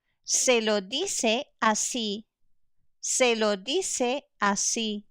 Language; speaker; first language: Spanish; non-native, fluent; English